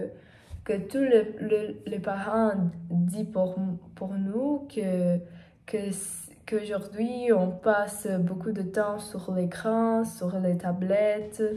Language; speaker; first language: French; non-native, learner; Portuguese